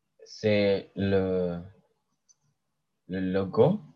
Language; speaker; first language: French; non-native, learner; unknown